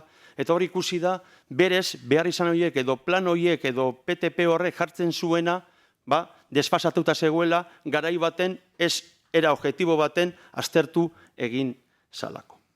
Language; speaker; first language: Basque; native; Basque